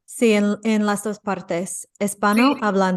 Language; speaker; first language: Spanish; non-native, fluent; English